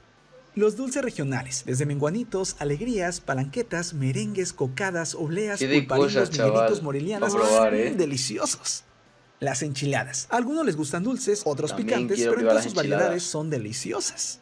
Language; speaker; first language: Spanish; native; Spanish